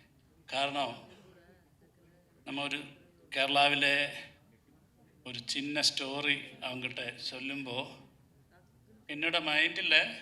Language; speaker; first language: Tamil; non-native, learner; Malayalam